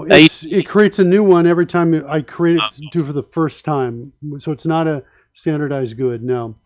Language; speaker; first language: English; native; English